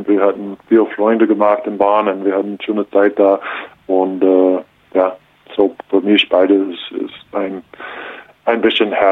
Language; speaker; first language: German; non-native, learner; English